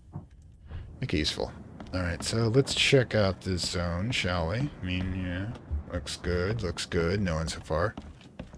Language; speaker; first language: English; native; English